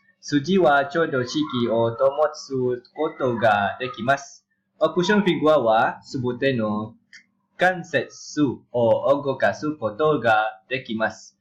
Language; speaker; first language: Japanese; non-native, learner; Malay